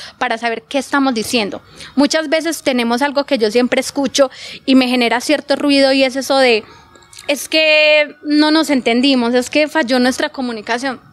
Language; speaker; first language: Spanish; native; Spanish